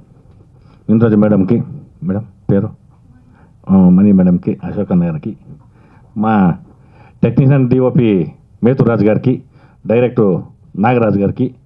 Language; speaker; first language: Telugu; native; Telugu